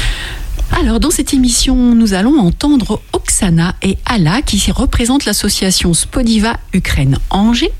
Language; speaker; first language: French; native; French